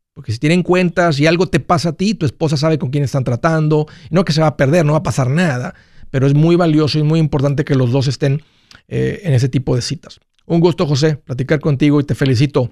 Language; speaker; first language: Spanish; early bilingual, heritage; Spanish